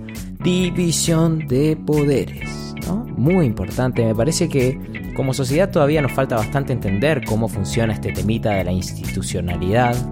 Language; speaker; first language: Spanish; native; Spanish